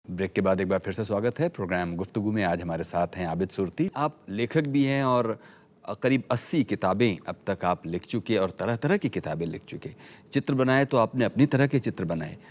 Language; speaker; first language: Hindi; native; Hindi